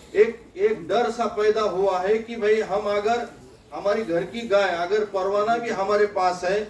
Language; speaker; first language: Hindi; non-native, local second language; Marathi